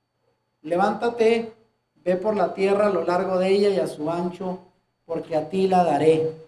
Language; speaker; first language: Spanish; native; Spanish